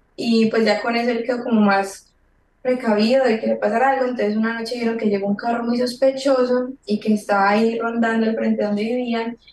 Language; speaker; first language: Spanish; native; Spanish